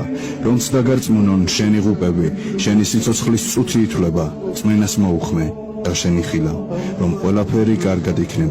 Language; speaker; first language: Georgian; native; Georgian